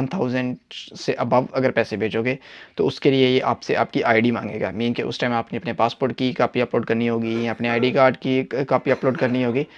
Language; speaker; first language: Hindi; non-native, local second language; Punjabi